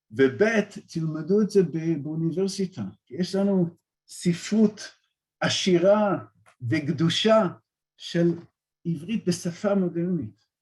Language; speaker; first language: Hebrew; non-native, fluent; English